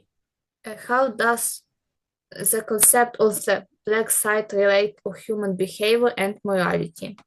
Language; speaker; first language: English; non-native, learner; Ukrainian